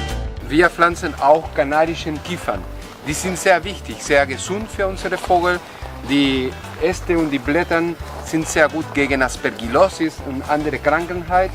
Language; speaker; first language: German; non-native, fluent; Spanish